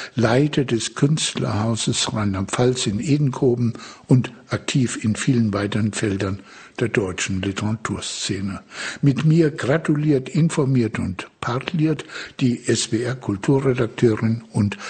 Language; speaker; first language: German; native; German